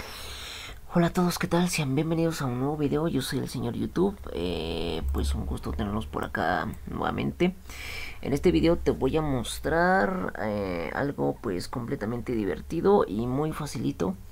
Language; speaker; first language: Spanish; native; Spanish